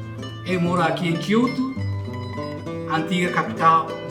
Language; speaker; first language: Portuguese; non-native, learner; Japanese